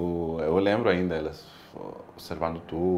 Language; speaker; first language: Portuguese; non-native, fluent; Spanish